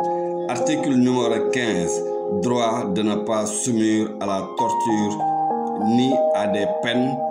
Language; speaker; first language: French; non-native, local second language; Wolof